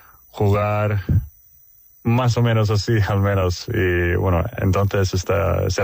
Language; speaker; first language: Spanish; non-native, fluent; Swedish